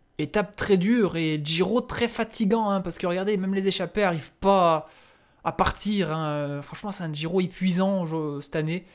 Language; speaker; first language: French; native; French